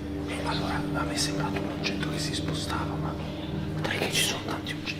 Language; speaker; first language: Italian; native; Italian